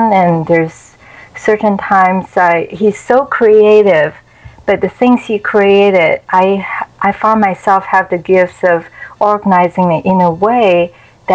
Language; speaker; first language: English; non-native, fluent; Chinese